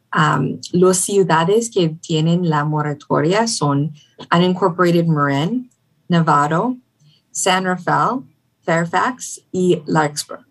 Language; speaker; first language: Spanish; non-native, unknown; English